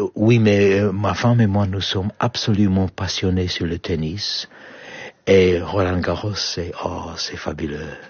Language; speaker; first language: French; non-native, fluent; English